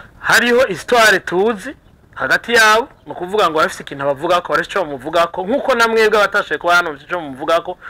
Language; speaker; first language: Rundi; native; Rundi